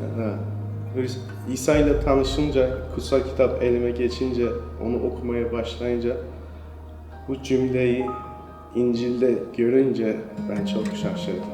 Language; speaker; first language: Turkish; non-native, fluent; Persian